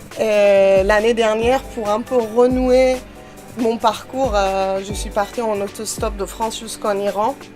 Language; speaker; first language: French; non-native, fluent; Persian